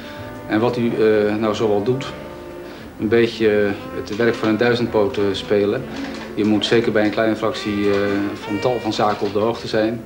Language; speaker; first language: Dutch; native; Dutch